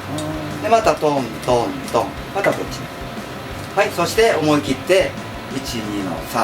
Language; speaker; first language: Japanese; native; Japanese